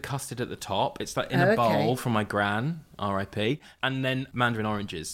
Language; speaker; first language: English; native; English